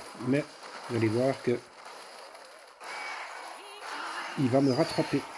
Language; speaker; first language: French; native; French